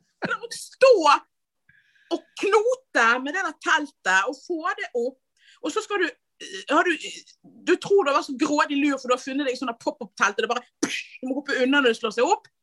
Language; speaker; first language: Norwegian; native; Norwegian